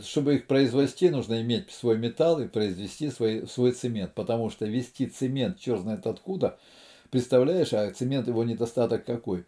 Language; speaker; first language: Russian; native; Russian